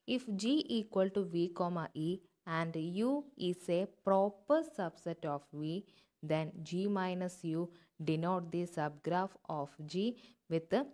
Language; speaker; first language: English; non-native, local second language; Malayalam